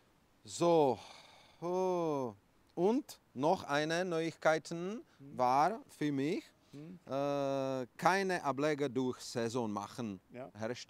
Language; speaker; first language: German; non-native, learner; Czech